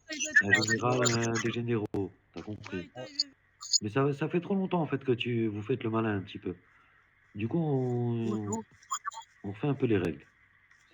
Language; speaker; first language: French; native; French